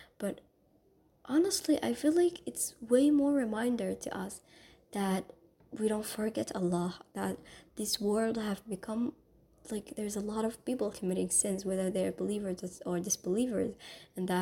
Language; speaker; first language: English; non-native, fluent; Somali